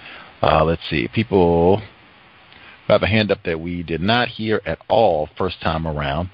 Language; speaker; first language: English; native; English